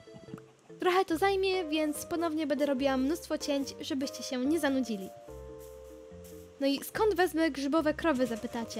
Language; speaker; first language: Polish; native; Polish